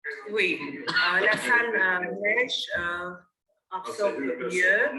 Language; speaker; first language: French; non-native, fluent; Armenian